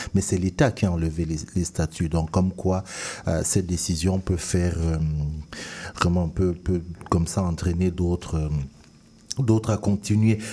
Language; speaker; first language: French; non-native, local second language; Duala